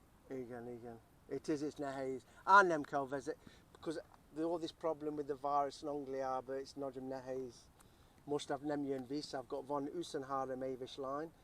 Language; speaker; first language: Hungarian; early bilingual, heritage; English